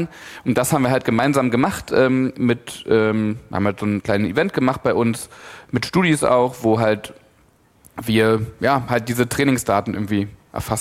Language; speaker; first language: German; native; German